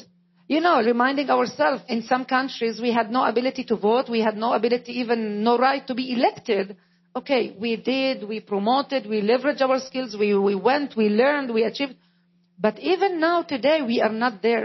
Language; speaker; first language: English; non-native, fluent; Arabic